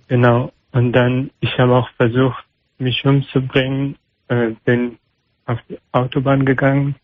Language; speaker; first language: German; non-native, learner; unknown